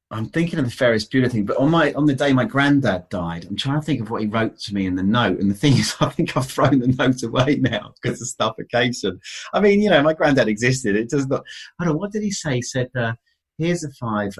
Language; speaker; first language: English; native; English